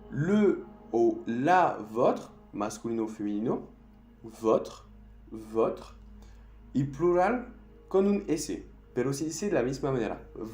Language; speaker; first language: Spanish; non-native, fluent; French